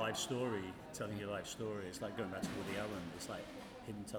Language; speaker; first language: English; native; English